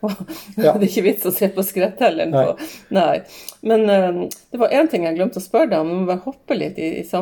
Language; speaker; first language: Norwegian; native; Norwegian